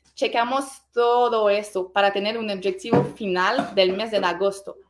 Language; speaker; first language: Spanish; non-native, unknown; French